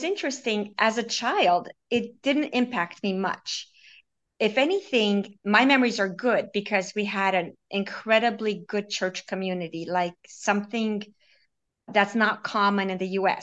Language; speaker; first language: English; early bilingual, other home language; Romanian